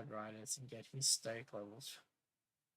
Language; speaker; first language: English; native; English